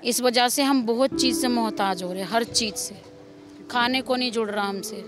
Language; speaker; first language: Hindi; native; Hindi